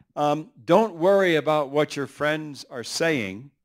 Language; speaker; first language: English; early bilingual, other home language; Spanish